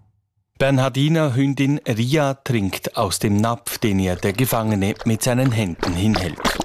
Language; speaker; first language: German; native; German